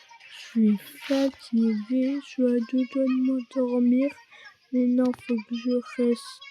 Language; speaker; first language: French; native; French